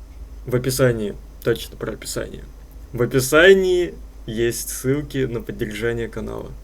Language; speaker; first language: Russian; native; Russian